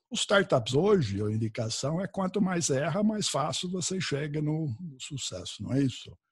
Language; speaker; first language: Portuguese; non-native, fluent; English